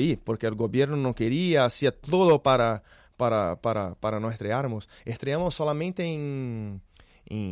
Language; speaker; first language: Spanish; non-native, learner; Portuguese